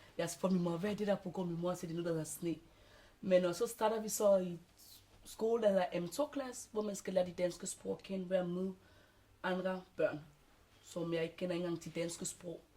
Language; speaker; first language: Danish; early bilingual, other home language; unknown